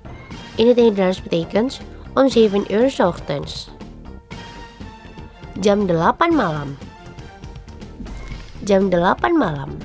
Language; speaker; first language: Dutch; non-native, learner; Indonesian